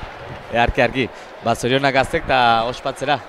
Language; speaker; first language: Basque; native; Basque